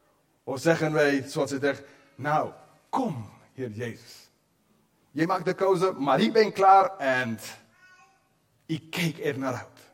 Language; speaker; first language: Dutch; non-native, fluent; English